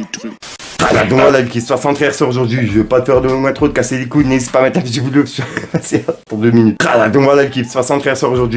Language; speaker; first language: French; native; French